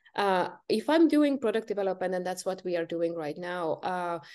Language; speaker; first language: English; non-native, fluent; Estonian